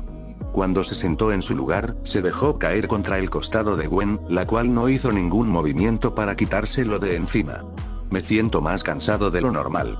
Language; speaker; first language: Spanish; native; Spanish